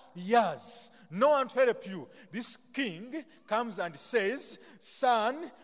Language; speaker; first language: English; non-native, local second language; Ganda